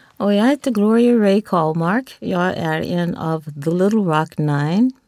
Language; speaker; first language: Swedish; non-native, fluent; English